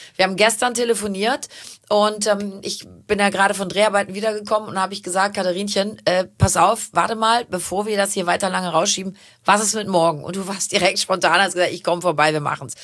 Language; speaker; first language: German; native; German